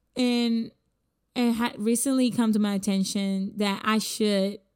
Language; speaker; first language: English; non-native, fluent; Spanish